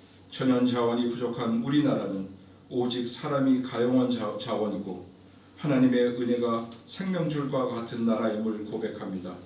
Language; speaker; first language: Korean; native; Korean